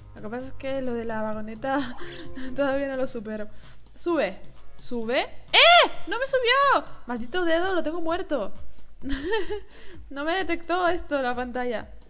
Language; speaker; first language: Spanish; native; Spanish